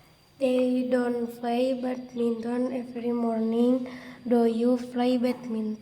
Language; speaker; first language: English; non-native, learner; Indonesian